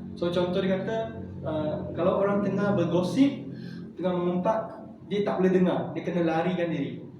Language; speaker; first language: Malay; non-native, local second language; Chinese